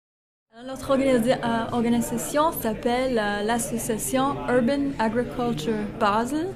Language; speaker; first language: French; non-native, local second language; German